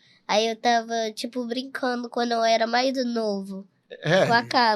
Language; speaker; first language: Portuguese; early bilingual, heritage; Portuguese